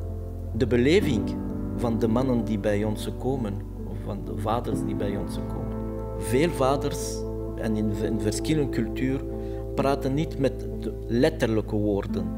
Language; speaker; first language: Dutch; non-native, fluent; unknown